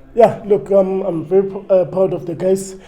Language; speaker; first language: English; non-native, local second language; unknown